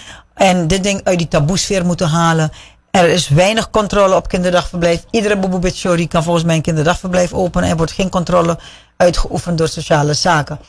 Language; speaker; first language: Dutch; native; Dutch